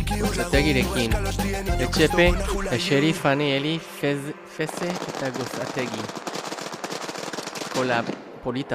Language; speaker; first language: Basque; non-native, learner; English